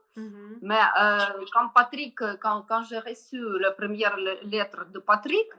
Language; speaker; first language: French; non-native, learner; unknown